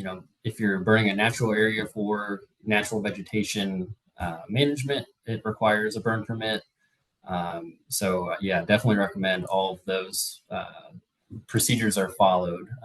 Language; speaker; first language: English; native; English